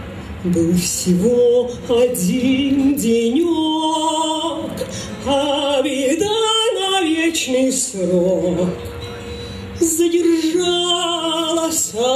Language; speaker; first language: Russian; native; Russian